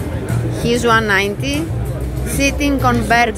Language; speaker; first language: English; non-native, fluent; Greek